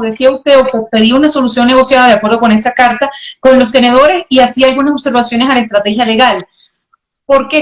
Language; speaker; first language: Spanish; native; Spanish